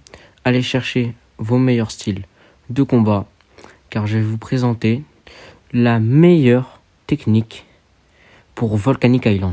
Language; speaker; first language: French; native; French